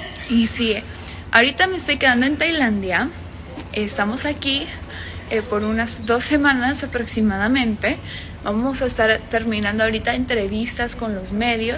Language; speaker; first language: Spanish; native; Spanish